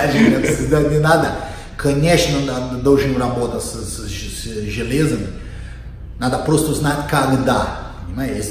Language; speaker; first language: Russian; non-native, learner; Portuguese